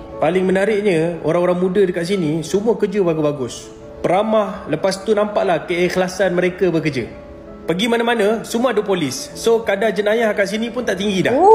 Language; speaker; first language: Malay; native; Malay